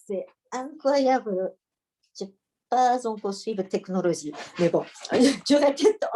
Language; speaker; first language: French; non-native, learner; Japanese